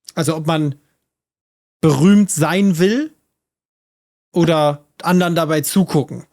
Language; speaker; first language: German; native; German